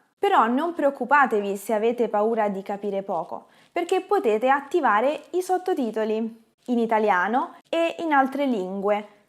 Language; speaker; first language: Italian; native; Italian